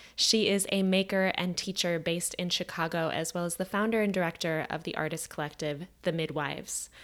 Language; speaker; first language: English; native; English